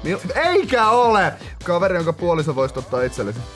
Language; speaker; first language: Finnish; native; Finnish